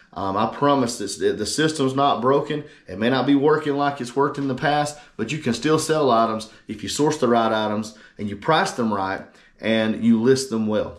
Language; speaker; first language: English; native; English